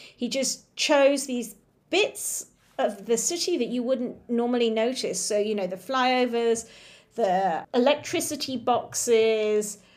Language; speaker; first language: English; native; English